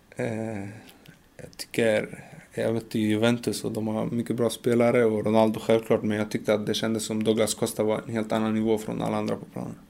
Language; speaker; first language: Swedish; early bilingual, other home language; Macedonian